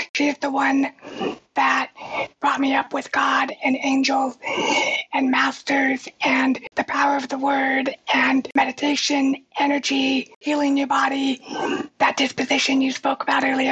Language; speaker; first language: English; native; English